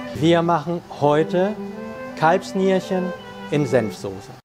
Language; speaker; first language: German; non-native, local second language; Swiss German